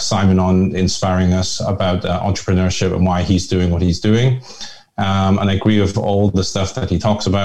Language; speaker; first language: English; non-native, local second language; Hakka Chinese